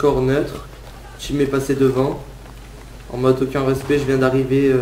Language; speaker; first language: French; native; French